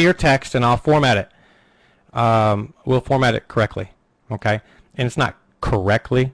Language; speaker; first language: English; native; English